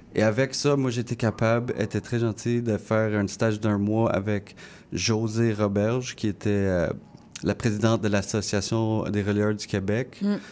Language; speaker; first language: French; non-native, local second language; English